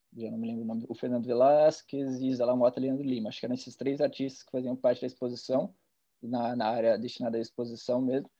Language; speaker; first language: Portuguese; native; Portuguese